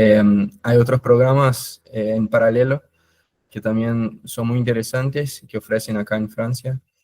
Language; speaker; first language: Spanish; non-native, fluent; Portuguese